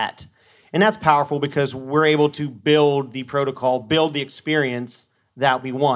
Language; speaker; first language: English; native; English